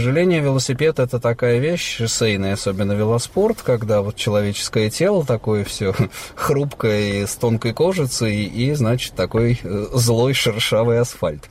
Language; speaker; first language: Russian; native; Russian